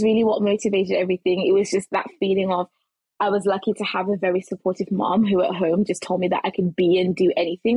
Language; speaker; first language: English; early bilingual, other home language; Shona